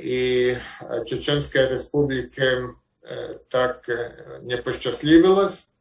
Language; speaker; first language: Russian; non-native, fluent; Latvian